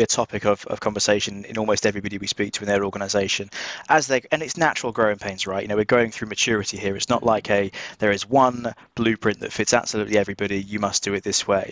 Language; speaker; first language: English; native; English